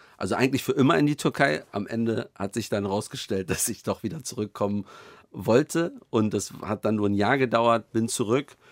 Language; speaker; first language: German; native; German